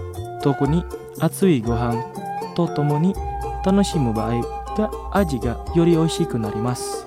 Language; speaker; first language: Japanese; non-native, fluent; Indonesian